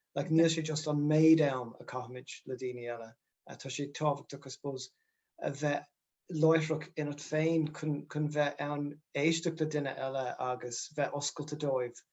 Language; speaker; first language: Irish; non-native, local second language; English